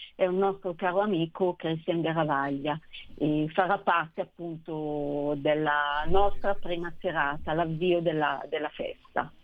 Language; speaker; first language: Italian; native; Italian